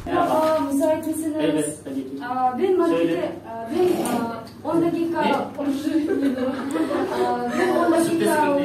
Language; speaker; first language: Turkish; non-native, learner; Kazakh